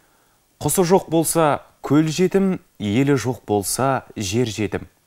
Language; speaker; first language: Kazakh; native; Kazakh